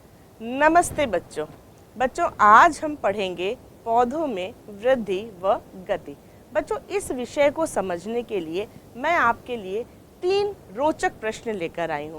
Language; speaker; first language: Hindi; native; Hindi